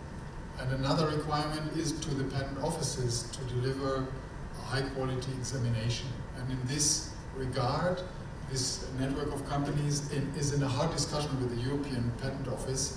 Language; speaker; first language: English; non-native, fluent; German